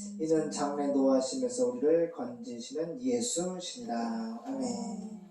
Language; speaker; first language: Korean; native; Korean